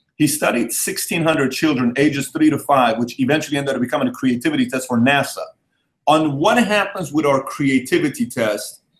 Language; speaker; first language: English; early bilingual, other home language; Persian